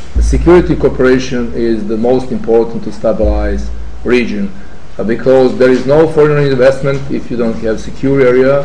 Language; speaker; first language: English; non-native, fluent; Serbian